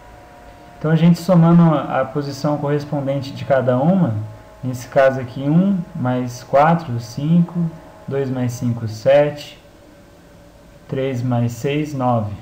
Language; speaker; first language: Portuguese; native; Portuguese